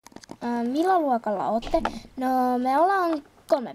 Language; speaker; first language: Finnish; native; Finnish